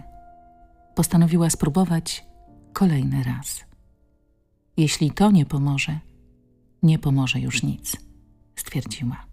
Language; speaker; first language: Polish; native; Polish